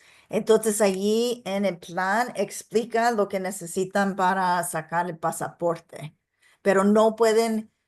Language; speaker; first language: Spanish; non-native, local second language; English